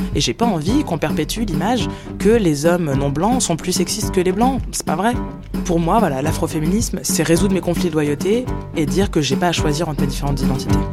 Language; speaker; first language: French; native; French